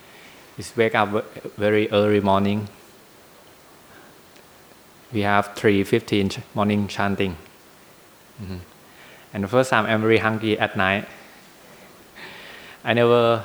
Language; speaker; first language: English; non-native, learner; Thai